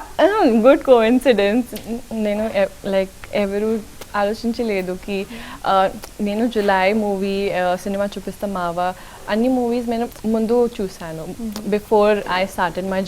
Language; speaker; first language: Telugu; non-native, local second language; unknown